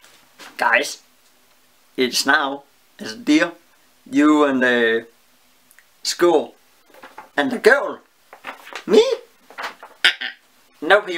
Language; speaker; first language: English; non-native, learner; Danish